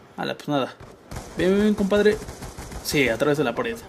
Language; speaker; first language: Spanish; native; Spanish